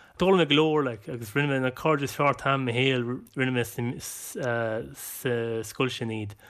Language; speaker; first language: Irish; non-native, local second language; English